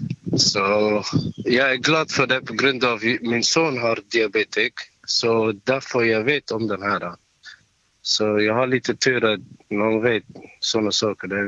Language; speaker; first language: Swedish; non-native, learner; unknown